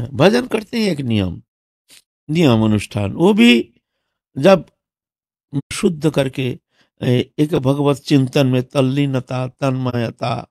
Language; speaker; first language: Hindi; non-native, local second language; Bangla